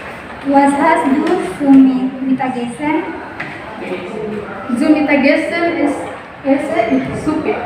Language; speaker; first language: German; non-native, learner; Indonesian